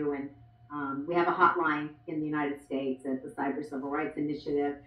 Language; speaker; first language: English; native; English